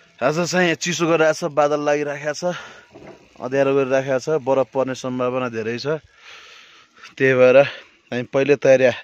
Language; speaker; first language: Nepali; native; Nepali